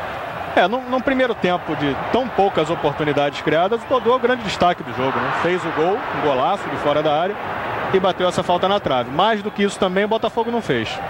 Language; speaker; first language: Portuguese; native; Portuguese